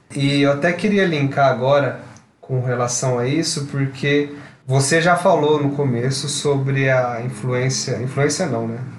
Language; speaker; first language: Portuguese; native; Portuguese